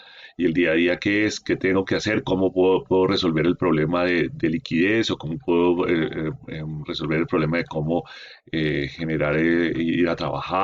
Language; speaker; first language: Spanish; native; Spanish